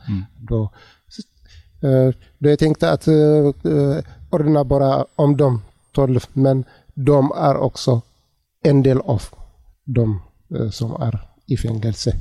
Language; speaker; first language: Swedish; non-native, learner; Tigrinya